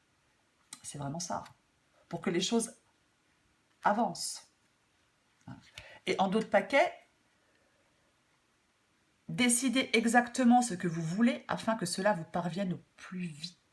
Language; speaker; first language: French; native; French